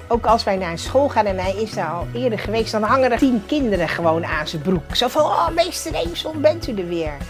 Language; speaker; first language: Dutch; early bilingual, other home language; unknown